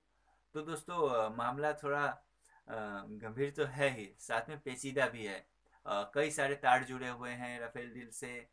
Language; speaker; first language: Hindi; native; Hindi